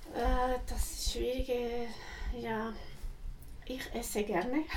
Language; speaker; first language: German; non-native, learner; Arabic